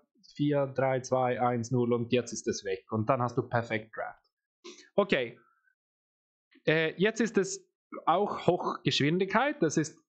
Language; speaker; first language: German; non-native, fluent; Swedish